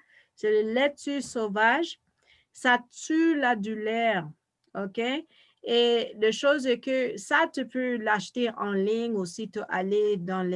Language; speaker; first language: French; non-native, fluent; English